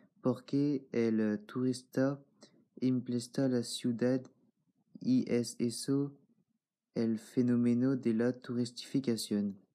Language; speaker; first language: Spanish; non-native, learner; French